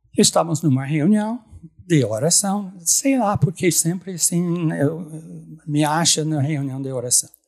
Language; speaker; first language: Portuguese; non-native, fluent; English